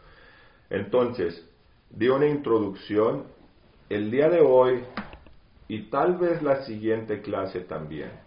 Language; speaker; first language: Spanish; early bilingual, heritage; Spanish